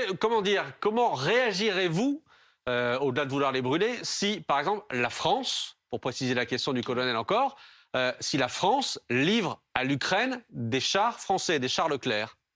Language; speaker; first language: French; native; French